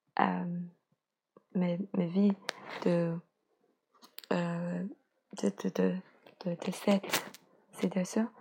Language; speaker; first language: French; non-native, learner; Chinese